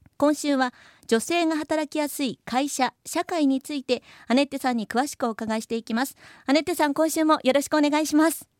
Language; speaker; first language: Japanese; native; Japanese